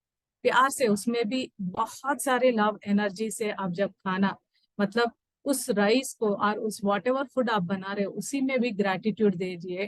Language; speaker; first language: Hindi; native; Hindi